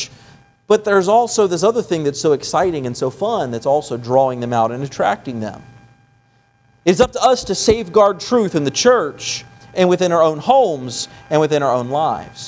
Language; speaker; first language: English; native; English